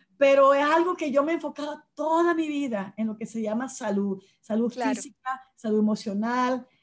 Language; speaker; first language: Spanish; native; Spanish